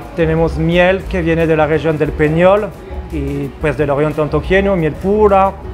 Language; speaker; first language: Spanish; non-native, fluent; French